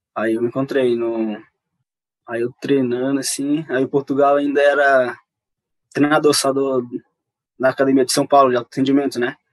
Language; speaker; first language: Portuguese; native; Portuguese